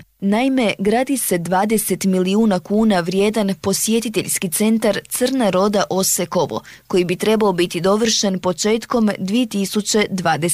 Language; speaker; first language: Serbian; native; Serbian